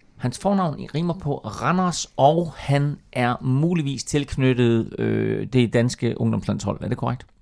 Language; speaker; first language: Danish; native; Danish